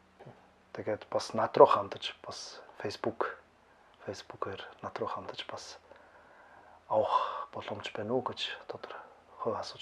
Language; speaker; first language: Mongolian; non-native, fluent; German